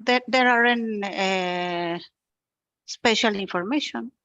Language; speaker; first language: English; non-native, learner; Spanish